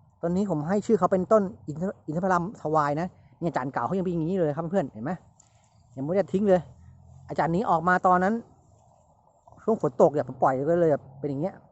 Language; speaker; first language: Thai; native; Thai